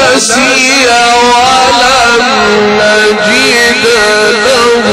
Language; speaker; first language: Arabic; native; Arabic